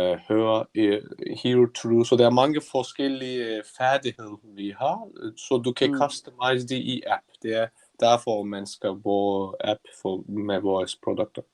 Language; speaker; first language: Danish; non-native, learner; Turkish